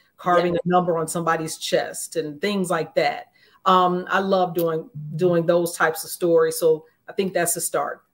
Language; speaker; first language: English; native; English